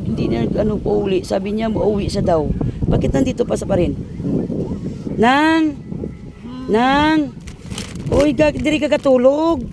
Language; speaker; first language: Filipino; non-native, local second language; Hiligaynon